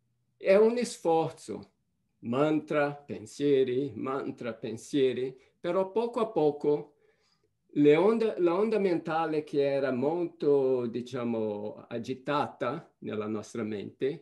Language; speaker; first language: Italian; non-native, fluent; Portuguese